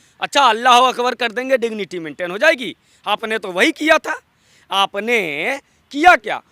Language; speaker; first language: Hindi; non-native, local second language; Bangla